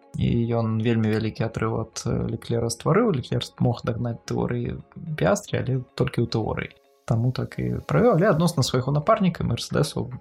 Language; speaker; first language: Belarusian; non-native, local second language; Russian